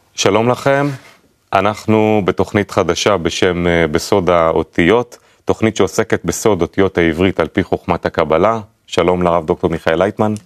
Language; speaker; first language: Hebrew; native; Hebrew